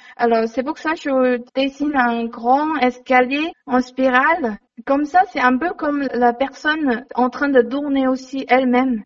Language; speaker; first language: French; non-native, learner; Chinese